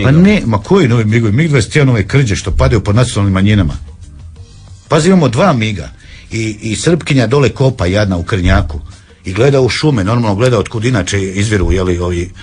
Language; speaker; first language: Croatian; native; Croatian